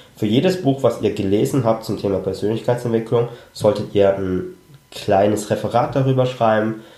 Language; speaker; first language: German; early bilingual, other home language; Cantonese